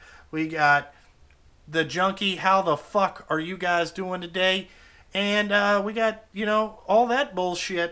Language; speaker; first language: English; native; English